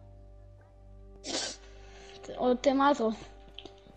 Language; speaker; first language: Spanish; non-native, learner; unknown